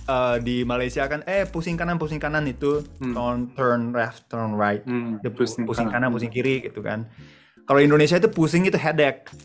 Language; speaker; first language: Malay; non-native, fluent; Japanese